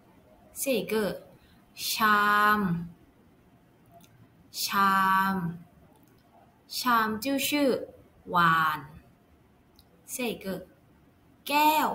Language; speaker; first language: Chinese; non-native, learner; Thai